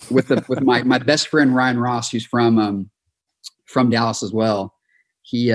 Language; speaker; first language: English; native; English